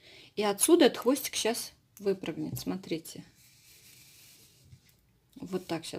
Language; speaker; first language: Russian; native; Russian